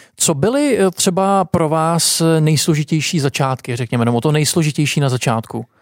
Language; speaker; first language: Czech; native; Czech